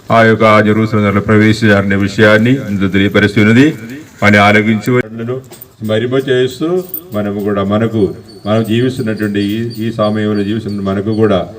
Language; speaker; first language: Telugu; native; Telugu